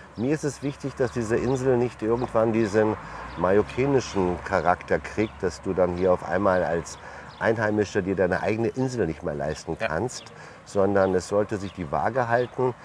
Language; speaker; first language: German; early bilingual, other home language; Turkish